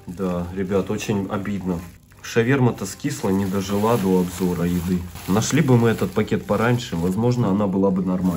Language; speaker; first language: Russian; native; Russian